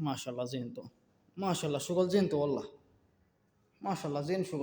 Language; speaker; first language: Arabic; non-native, learner; Bangla